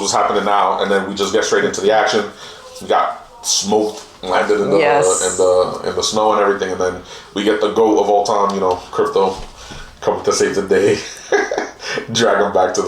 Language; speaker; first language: English; native; English